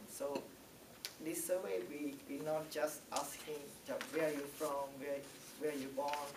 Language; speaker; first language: English; non-native, learner; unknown